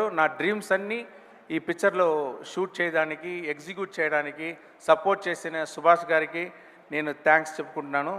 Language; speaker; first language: Telugu; non-native, learner; Tamil